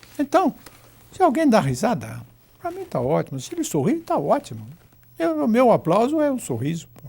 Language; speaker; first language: Portuguese; native; Portuguese